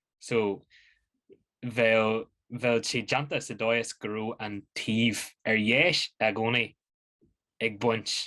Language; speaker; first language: Irish; native; Irish